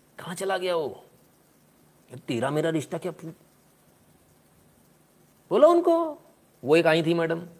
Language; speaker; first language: Hindi; native; Hindi